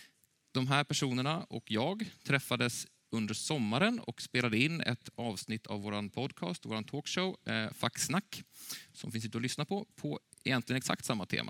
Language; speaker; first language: Swedish; native; Swedish